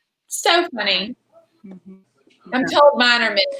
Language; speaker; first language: English; native; English